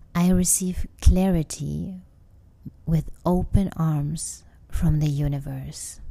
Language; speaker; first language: English; non-native, fluent; German